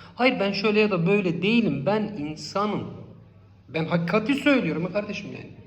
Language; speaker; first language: Turkish; non-native, local second language; Kurdish